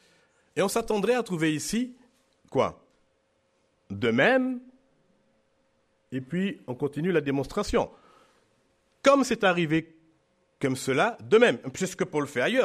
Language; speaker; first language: French; native; French